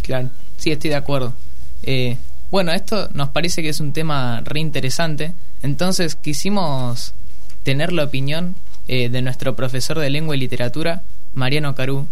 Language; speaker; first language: Spanish; native; Spanish